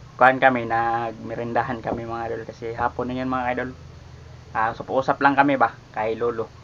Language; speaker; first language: Filipino; non-native, local second language; Cebuano